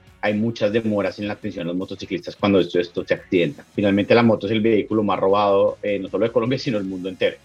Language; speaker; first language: Spanish; native; Spanish